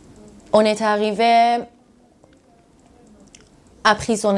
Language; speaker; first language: French; non-native, learner; Persian